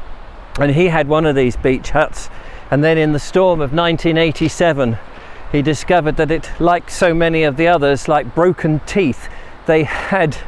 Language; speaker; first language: English; native; English